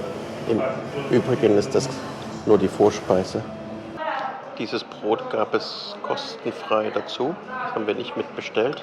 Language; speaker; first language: German; native; German